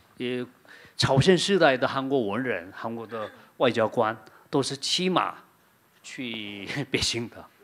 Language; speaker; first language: Chinese; non-native, fluent; Korean